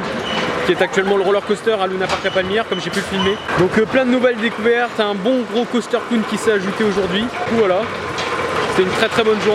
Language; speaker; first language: French; native; French